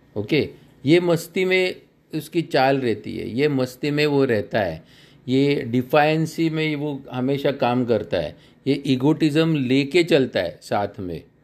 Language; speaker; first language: Hindi; non-native, local second language; Marathi